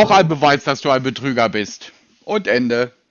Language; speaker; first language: German; native; German